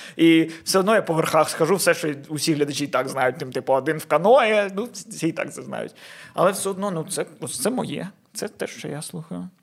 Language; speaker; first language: Ukrainian; non-native, local second language; Russian